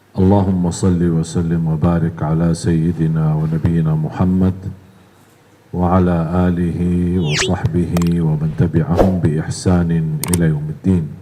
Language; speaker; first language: Malay; non-native, fluent; Arabic